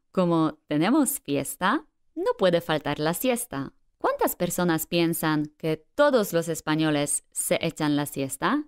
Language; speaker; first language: Spanish; non-native, fluent; Polish